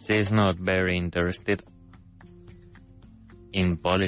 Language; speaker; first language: English; non-native, fluent; Spanish